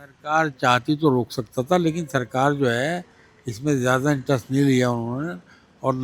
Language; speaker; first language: Hindi; native; Hindi